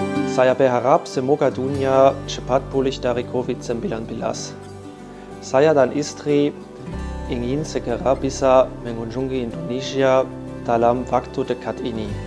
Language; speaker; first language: Indonesian; non-native, fluent; German